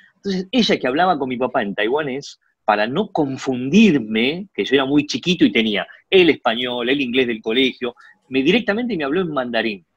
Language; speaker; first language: Spanish; early bilingual, other home language; Chinese